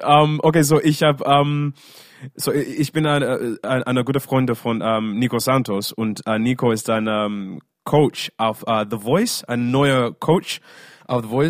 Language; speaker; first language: German; non-native, learner; English